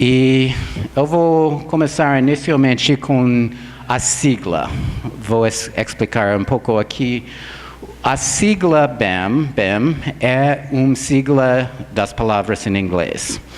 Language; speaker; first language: Portuguese; non-native, fluent; English